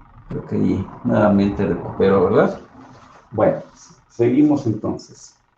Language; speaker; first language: Spanish; native; Spanish